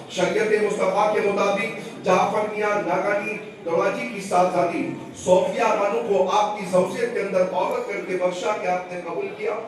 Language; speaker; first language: Urdu; non-native, local second language; Gujarati